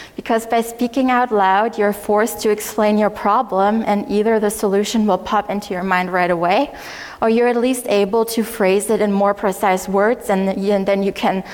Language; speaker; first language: English; non-native, fluent; German